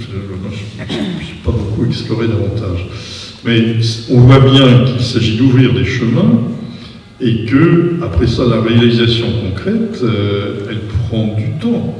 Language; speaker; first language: French; native; French